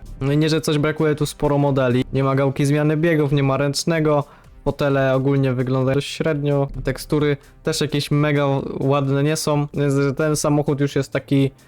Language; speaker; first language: Polish; native; Polish